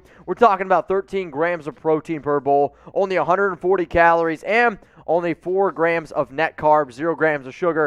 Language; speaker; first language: English; native; English